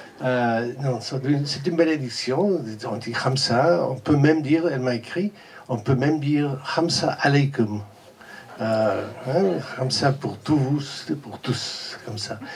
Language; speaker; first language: French; non-native, fluent; English